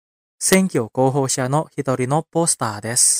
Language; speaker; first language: Japanese; non-native, fluent; Indonesian